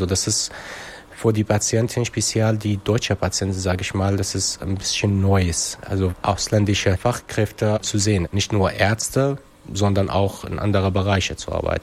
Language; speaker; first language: German; non-native, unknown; Arabic